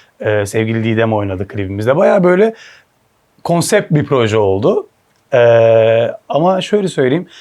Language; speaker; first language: Turkish; early bilingual, heritage; Turkish